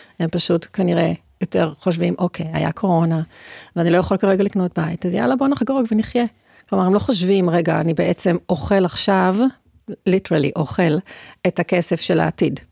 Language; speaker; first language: Hebrew; native; Hebrew